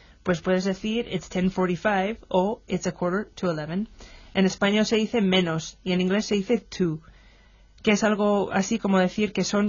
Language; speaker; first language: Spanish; non-native, fluent; English